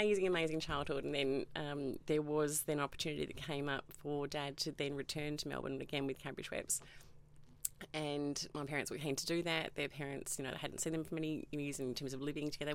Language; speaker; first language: English; native; English